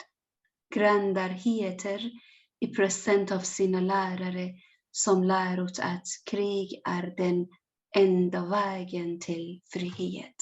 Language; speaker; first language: Swedish; non-native, learner; Persian